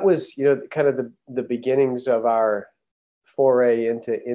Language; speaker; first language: English; native; English